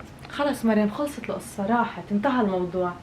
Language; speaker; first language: Arabic; native; Arabic